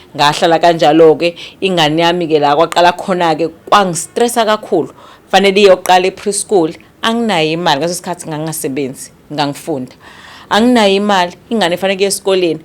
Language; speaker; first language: Zulu; native; Zulu